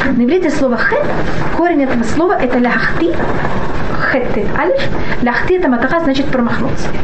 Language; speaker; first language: Russian; early bilingual, heritage; Russian